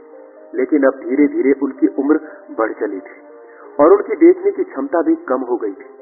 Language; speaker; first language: Hindi; native; Hindi